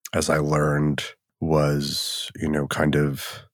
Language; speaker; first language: English; native; English